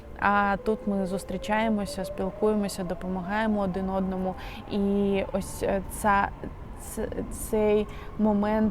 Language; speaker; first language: Ukrainian; non-native, local second language; Russian